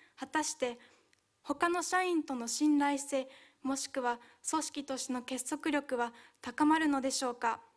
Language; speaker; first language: Japanese; early bilingual, other home language; Hungarian